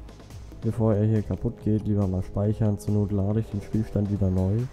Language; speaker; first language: German; native; German